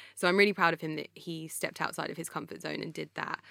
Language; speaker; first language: English; native; English